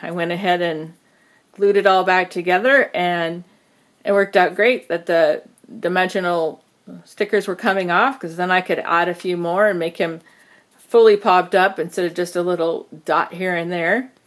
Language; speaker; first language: English; native; English